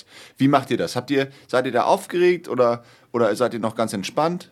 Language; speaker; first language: German; native; German